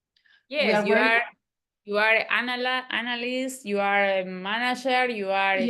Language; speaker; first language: English; non-native, learner; Spanish